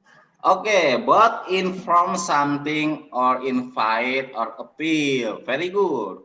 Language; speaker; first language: English; non-native, learner; Indonesian